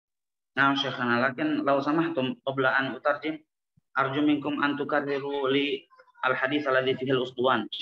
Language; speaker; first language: Arabic; non-native, fluent; Indonesian